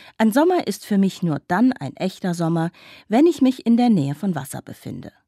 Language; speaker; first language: German; native; German